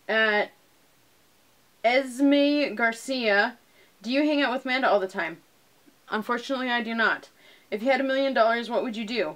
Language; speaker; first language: English; native; English